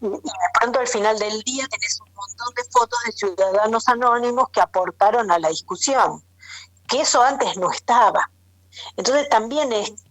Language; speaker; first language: Spanish; native; Spanish